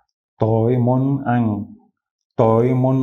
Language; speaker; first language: Vietnamese; non-native, learner; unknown